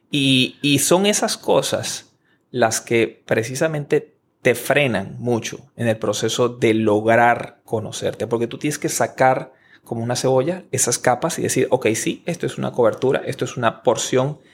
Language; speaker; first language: Spanish; native; Spanish